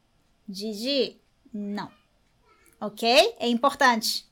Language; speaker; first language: Portuguese; non-native, fluent; Japanese